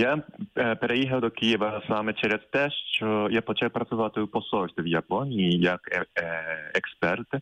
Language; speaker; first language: Ukrainian; non-native, fluent; Japanese